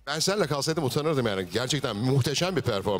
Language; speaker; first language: Turkish; native; Turkish